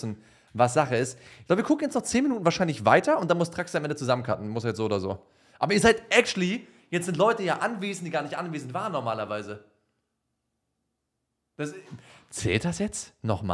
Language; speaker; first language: German; native; German